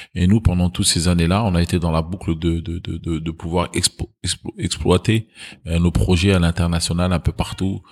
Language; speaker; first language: French; early bilingual, other home language; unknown